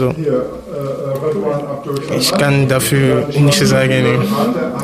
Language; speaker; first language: German; non-native, learner; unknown